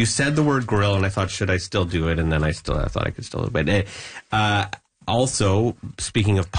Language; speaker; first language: English; native; English